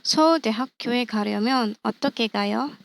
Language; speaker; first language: Korean; non-native, fluent; Indonesian